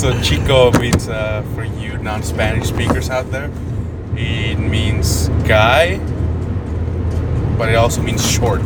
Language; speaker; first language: English; early bilingual, other home language; Spanish